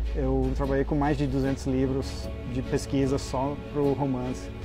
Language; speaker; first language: Portuguese; non-native, fluent; English